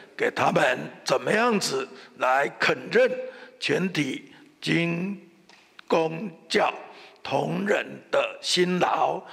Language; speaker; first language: Chinese; native; Chinese